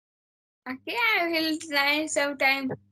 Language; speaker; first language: English; non-native, learner; Marathi